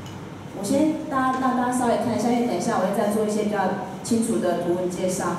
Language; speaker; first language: Chinese; native; Chinese